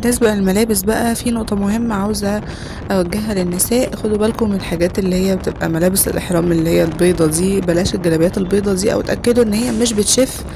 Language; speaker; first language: Arabic; native; Arabic